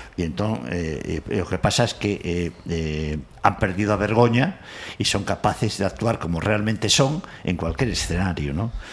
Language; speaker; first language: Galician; non-native, local second language; Spanish